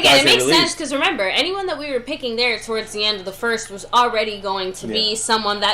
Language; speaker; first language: English; native; English